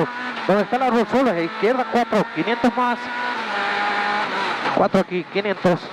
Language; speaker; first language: Spanish; native; Spanish